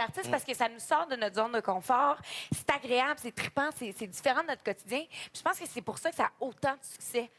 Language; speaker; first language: French; native; French